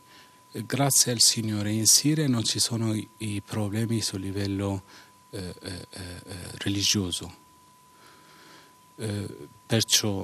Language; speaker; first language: Italian; non-native, fluent; Arabic